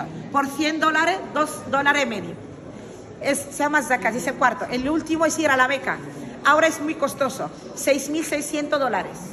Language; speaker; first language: Spanish; non-native, fluent; Arabic